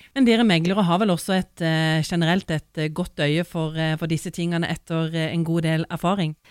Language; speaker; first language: Norwegian; native; Norwegian